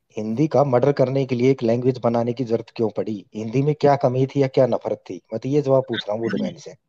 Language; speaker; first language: Hindi; native; Hindi